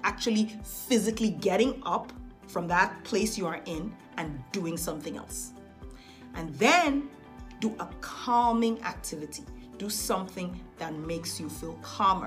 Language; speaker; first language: English; native; English